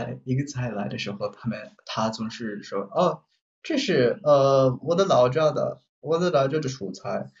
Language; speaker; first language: Chinese; non-native, learner; Japanese